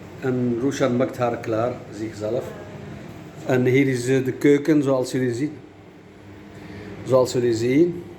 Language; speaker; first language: Dutch; non-native, learner; Kurdish